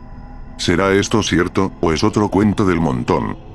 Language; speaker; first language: Spanish; native; Spanish